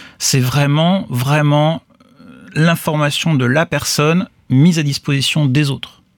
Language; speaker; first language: French; native; French